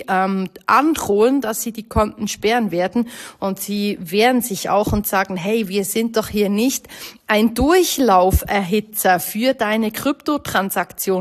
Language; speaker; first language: German; native; German